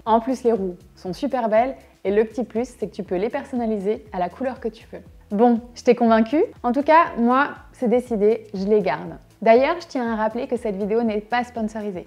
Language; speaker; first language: French; native; French